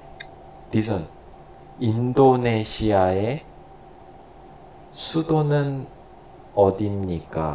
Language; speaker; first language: Korean; non-native, learner; Indonesian